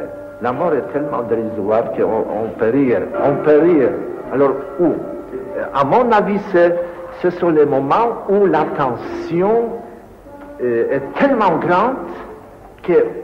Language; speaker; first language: French; non-native, fluent; Polish